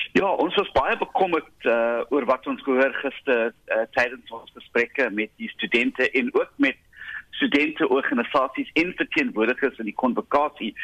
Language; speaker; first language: Afrikaans; non-native, local second language; English